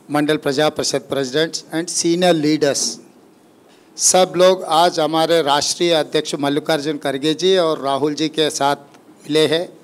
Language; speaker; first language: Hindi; non-native, local second language; Telugu